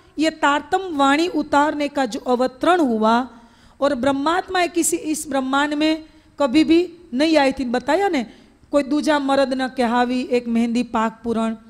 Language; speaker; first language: Hindi; non-native, local second language; Gujarati